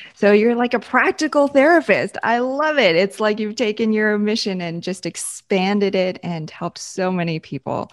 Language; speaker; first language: English; native; English